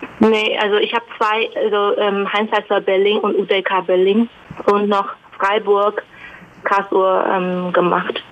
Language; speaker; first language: German; non-native, fluent; Chinese